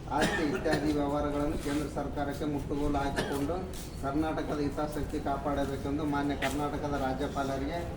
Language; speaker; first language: Kannada; native; Kannada